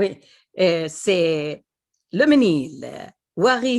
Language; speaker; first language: French; non-native, fluent; Swedish